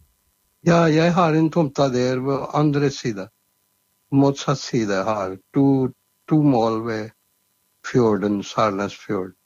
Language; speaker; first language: Norwegian; non-native, learner; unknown